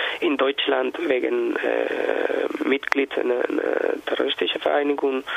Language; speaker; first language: German; non-native, learner; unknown